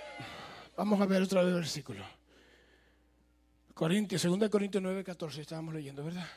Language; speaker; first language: Spanish; native; Spanish